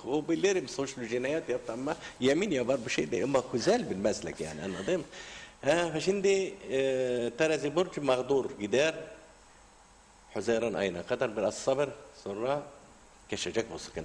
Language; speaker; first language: Turkish; non-native, learner; Arabic